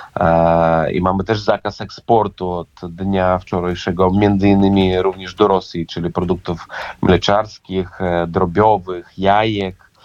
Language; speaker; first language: Polish; non-native, fluent; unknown